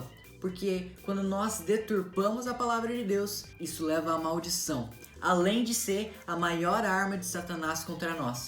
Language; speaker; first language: Portuguese; native; Portuguese